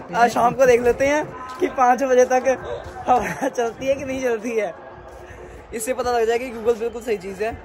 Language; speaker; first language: Hindi; non-native, local second language; Punjabi